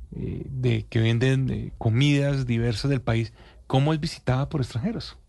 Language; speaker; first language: Spanish; native; Spanish